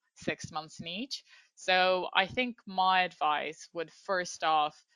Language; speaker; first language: English; non-native, fluent; Romanian